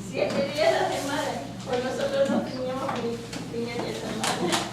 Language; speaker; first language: Spanish; non-native, learner; English